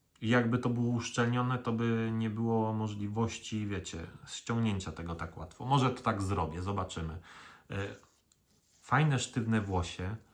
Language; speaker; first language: Polish; native; Polish